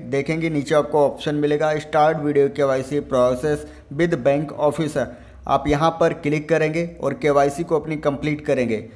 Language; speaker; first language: Hindi; native; Hindi